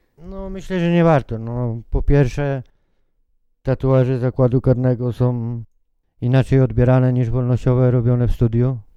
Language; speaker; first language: Polish; native; Polish